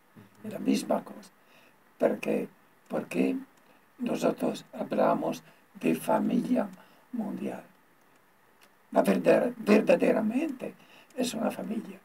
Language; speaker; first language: Spanish; non-native, learner; Italian